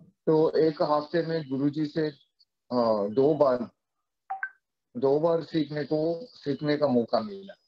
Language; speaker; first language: Hindi; non-native, fluent; Japanese